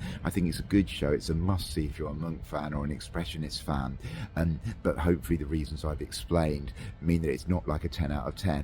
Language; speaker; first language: English; native; English